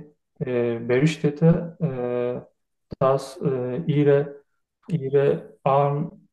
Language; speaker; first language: German; non-native, learner; Turkish